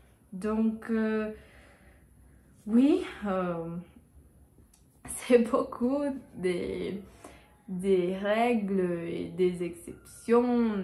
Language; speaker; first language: French; non-native, learner; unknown